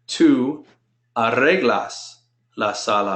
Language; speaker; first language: Spanish; non-native, fluent; English